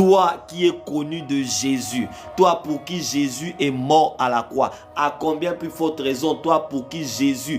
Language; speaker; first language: French; non-native, local second language; Lingala